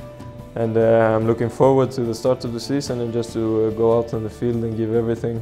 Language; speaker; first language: English; non-native, fluent; Swedish